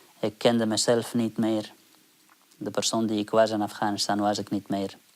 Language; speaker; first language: Dutch; non-native, fluent; Persian